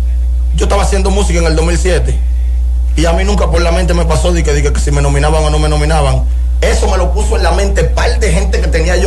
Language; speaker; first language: Spanish; native; Spanish